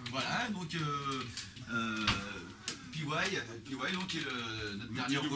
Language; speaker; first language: French; native; French